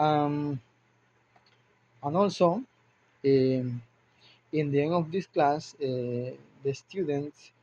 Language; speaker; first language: English; non-native, learner; Spanish